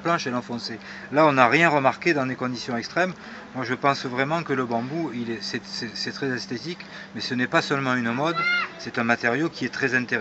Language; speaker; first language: French; native; French